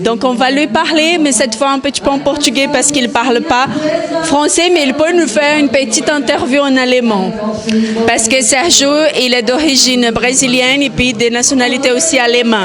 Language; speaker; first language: French; non-native, fluent; Portuguese